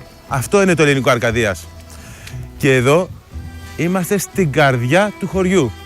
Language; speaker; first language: Greek; native; Greek